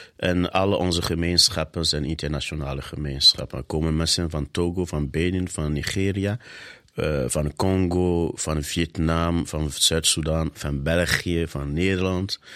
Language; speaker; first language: Dutch; non-native, fluent; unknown